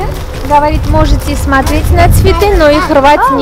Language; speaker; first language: Russian; non-native, fluent; Armenian